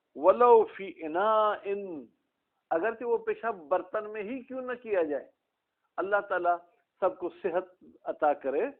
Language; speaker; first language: Urdu; non-native, local second language; Sindhi